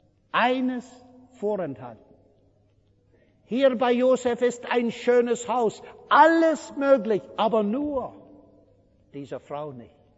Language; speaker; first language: German; non-native, fluent; English